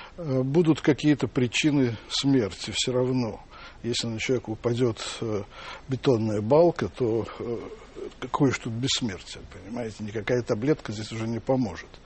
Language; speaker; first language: Russian; native; Russian